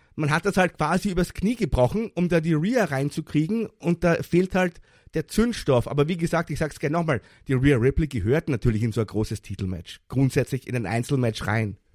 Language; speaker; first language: German; native; German